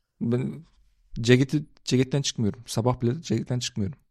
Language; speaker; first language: Turkish; early bilingual, heritage; Turkish